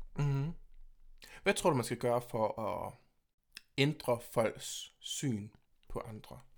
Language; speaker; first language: Danish; native; Danish